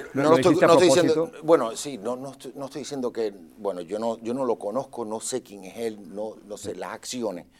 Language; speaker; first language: Spanish; native; Spanish